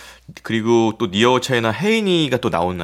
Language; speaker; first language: Korean; native; Korean